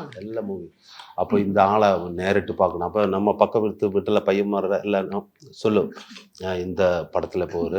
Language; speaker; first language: Tamil; non-native, learner; Malayalam